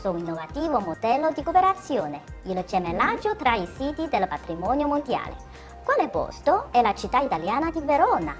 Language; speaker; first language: Italian; non-native, fluent; Chinese